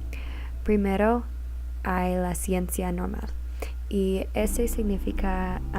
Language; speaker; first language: Spanish; non-native, learner; English